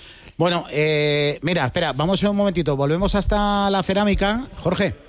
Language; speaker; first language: Spanish; native; Spanish